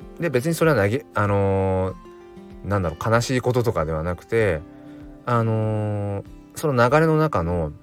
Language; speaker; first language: Japanese; native; Japanese